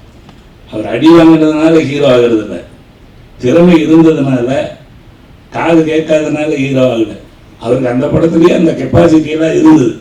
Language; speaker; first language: Tamil; native; Tamil